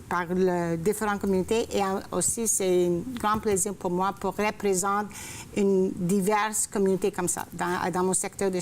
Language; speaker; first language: French; non-native, fluent; Greek